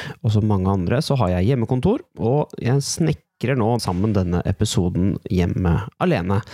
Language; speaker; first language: Norwegian; native; Norwegian